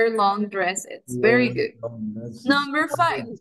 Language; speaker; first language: English; non-native, fluent; Spanish